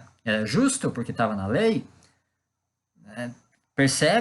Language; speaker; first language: Portuguese; native; Portuguese